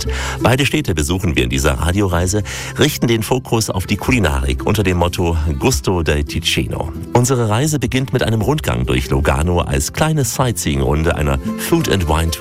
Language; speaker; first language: German; native; German